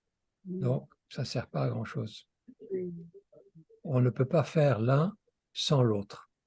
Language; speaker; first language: French; non-native, fluent; English